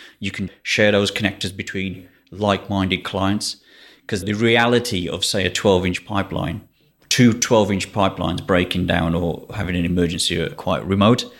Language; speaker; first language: English; native; English